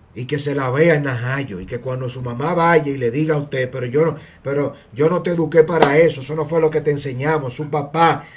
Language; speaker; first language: Spanish; native; Spanish